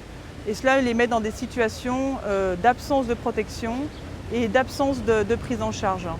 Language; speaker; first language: French; native; French